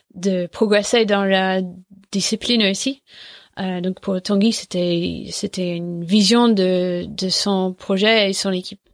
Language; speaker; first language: French; non-native, fluent; English